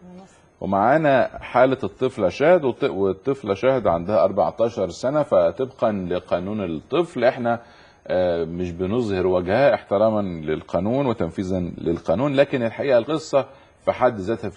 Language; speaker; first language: Arabic; native; Arabic